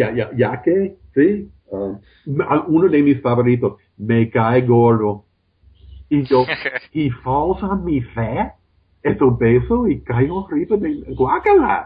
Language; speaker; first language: Spanish; non-native, fluent; English